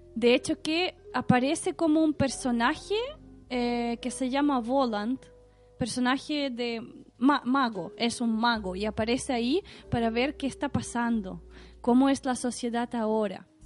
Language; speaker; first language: Spanish; non-native, fluent; Russian